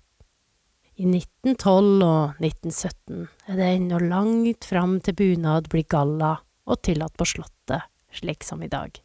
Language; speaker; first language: Norwegian; native; Norwegian